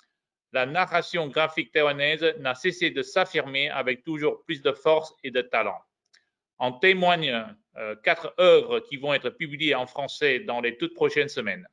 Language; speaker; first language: French; non-native, fluent; Chinese